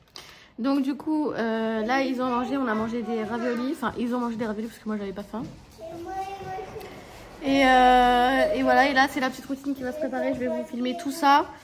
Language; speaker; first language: French; native; French